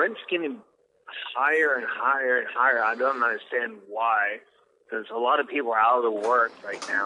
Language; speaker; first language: English; native; English